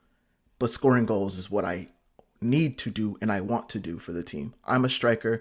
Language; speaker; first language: English; native; English